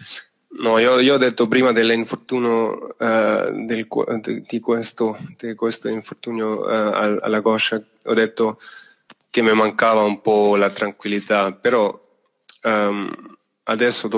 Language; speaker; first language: Italian; non-native, fluent; German